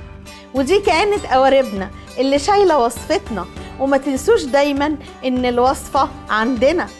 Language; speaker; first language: Arabic; native; Arabic